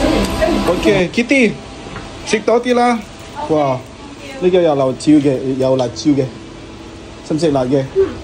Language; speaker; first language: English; non-native, learner; Indonesian